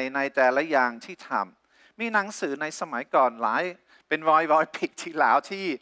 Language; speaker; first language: Thai; non-native, fluent; English